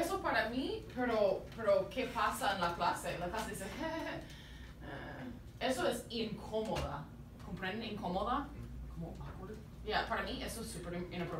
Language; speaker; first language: Spanish; non-native, fluent; English